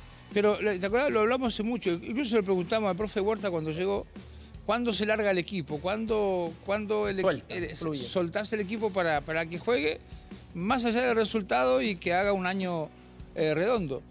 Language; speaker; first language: Spanish; native; Spanish